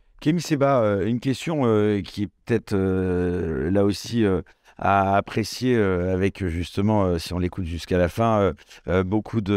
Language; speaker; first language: French; native; French